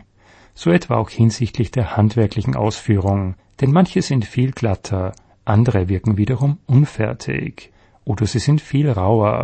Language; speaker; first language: German; native; German